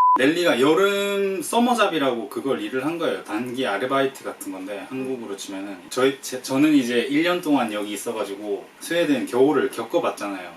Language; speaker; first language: Korean; native; Korean